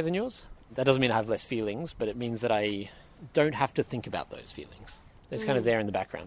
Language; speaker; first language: English; native; English